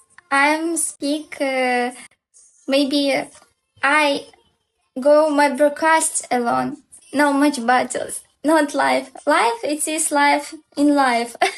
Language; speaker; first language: English; non-native, learner; Ukrainian